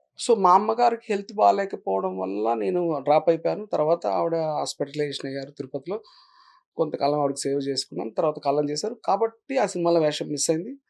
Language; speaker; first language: Telugu; native; Telugu